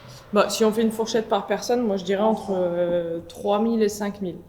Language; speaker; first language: French; native; French